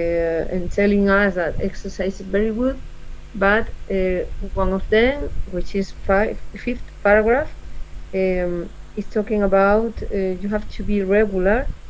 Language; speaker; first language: English; non-native, learner; Spanish